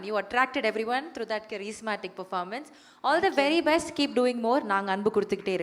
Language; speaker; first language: Tamil; native; Tamil